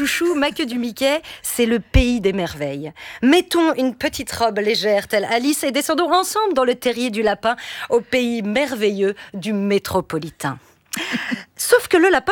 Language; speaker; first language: French; native; French